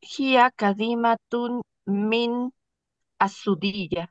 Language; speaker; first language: Arabic; non-native, learner; Spanish